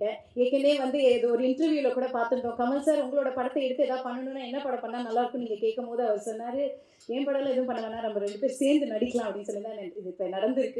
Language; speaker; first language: Tamil; native; Tamil